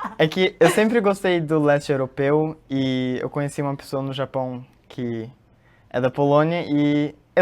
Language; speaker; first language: Portuguese; early bilingual, heritage; Portuguese